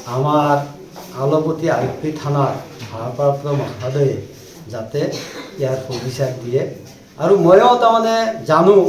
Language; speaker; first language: Assamese; non-native, local second language; Bangla